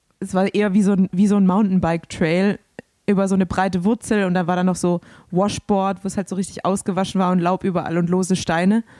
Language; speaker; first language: German; native; German